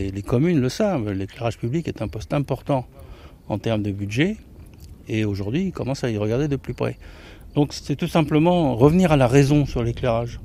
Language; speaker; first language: French; native; French